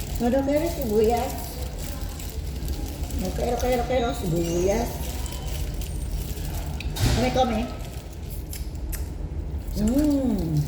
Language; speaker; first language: Spanish; non-native, learner; Filipino